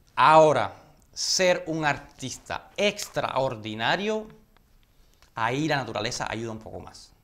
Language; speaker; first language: Spanish; native; Spanish